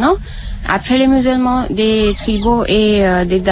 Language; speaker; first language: French; non-native, learner; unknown